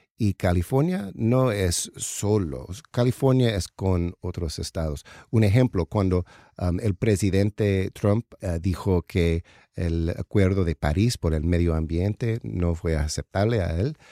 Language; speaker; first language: Spanish; non-native, learner; English